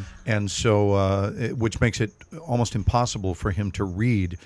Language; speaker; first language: English; native; English